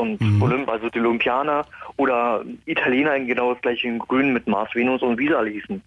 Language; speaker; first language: German; native; German